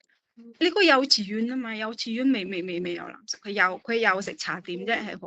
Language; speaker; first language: Cantonese; non-native, fluent; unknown